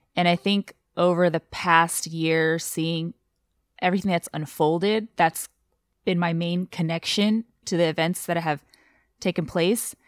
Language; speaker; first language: English; non-native, fluent; Chinese